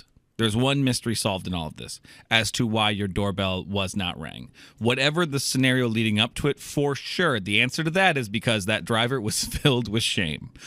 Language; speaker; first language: English; native; English